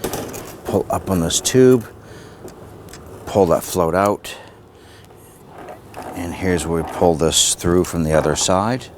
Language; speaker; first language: English; native; English